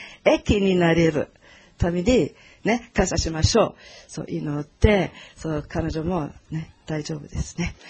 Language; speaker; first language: Japanese; non-native, learner; Portuguese